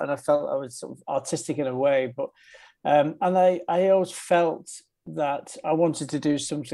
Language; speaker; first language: English; native; English